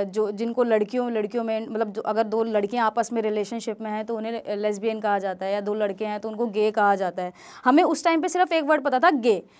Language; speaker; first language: Hindi; native; Hindi